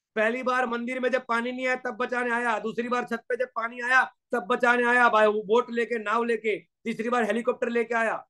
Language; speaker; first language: Hindi; non-native, local second language; Gujarati